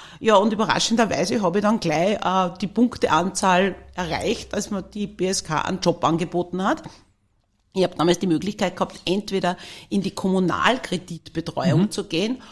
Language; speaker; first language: German; native; German